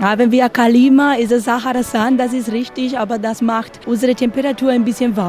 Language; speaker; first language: German; non-native, learner; Spanish